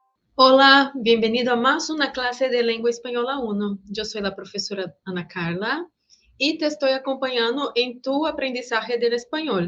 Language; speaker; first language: Spanish; non-native, fluent; Portuguese